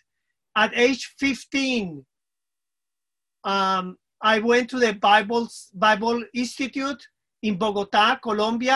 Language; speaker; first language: English; non-native, fluent; Spanish